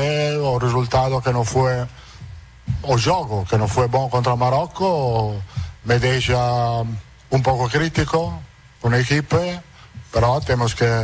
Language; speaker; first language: Portuguese; non-native, fluent; Italian